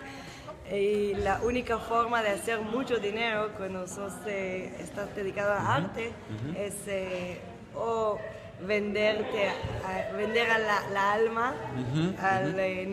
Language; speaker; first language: Spanish; early bilingual, heritage; Spanish